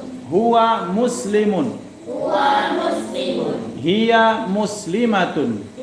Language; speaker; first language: Arabic; non-native, fluent; Indonesian